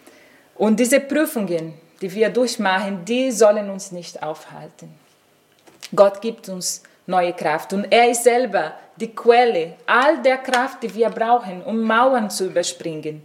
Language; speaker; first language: German; non-native, fluent; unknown